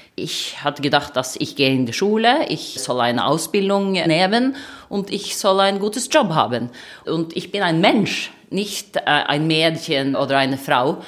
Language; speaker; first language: German; non-native, fluent; Norwegian